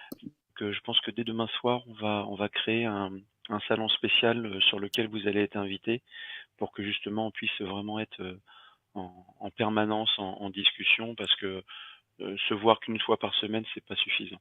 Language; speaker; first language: French; native; French